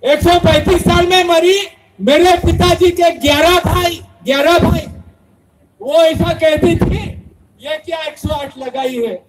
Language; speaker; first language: Hindi; non-native, local second language; Bhili